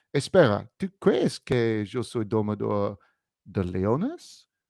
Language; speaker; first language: Spanish; non-native, learner; English